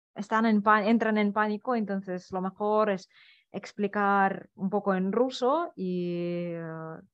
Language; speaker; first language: Spanish; non-native, fluent; Russian